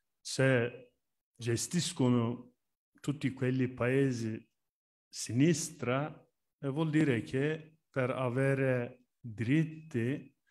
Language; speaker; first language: Italian; non-native, learner; Turkish